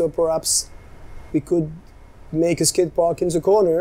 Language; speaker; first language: English; non-native, fluent; French